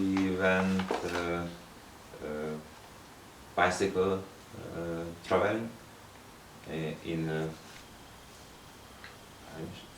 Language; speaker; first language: English; non-native, learner; Hungarian